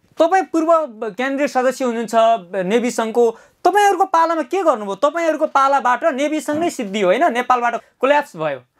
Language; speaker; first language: Nepali; native; Nepali